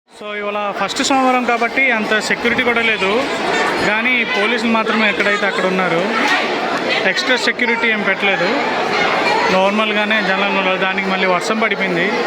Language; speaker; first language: Telugu; non-native, local second language; Odia